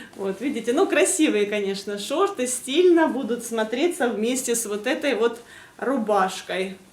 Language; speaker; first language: Russian; native; Russian